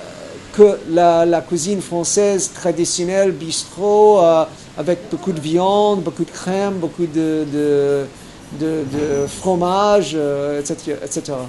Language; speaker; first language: French; non-native, fluent; English